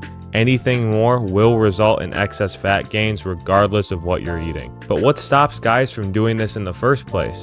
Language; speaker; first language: English; native; English